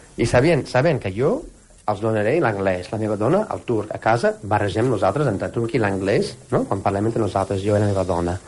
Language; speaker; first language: Catalan; non-native, fluent; English